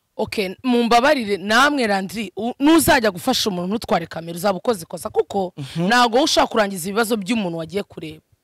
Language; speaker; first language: Kinyarwanda; native; Kinyarwanda